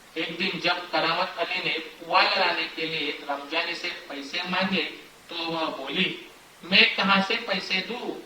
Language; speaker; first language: Hindi; non-native, local second language; Marathi